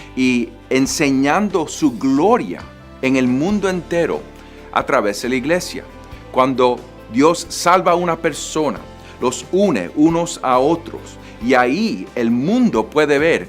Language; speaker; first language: Spanish; non-native, fluent; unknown